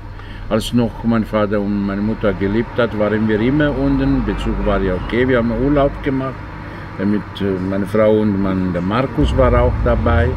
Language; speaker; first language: German; non-native, fluent; Italian